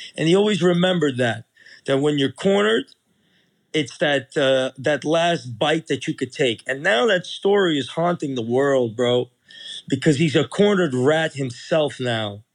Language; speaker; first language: English; early bilingual, other home language; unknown